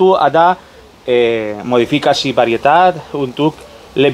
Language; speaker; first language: Indonesian; non-native, learner; Spanish